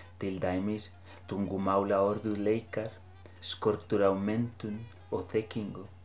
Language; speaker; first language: Icelandic; non-native, fluent; Spanish